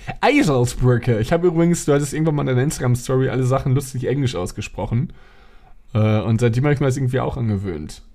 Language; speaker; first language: German; native; German